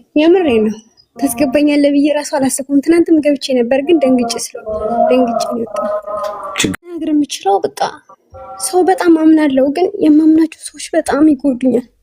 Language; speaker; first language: Amharic; native; Amharic